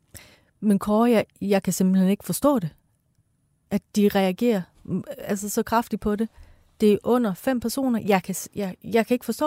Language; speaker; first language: Danish; early bilingual, other home language; Persian